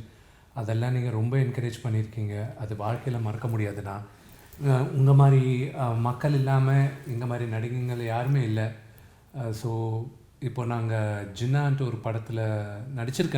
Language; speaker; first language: Tamil; non-native, local second language; Telugu